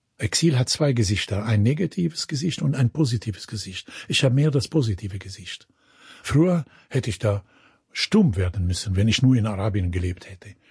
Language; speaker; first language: German; non-native, fluent; Arabic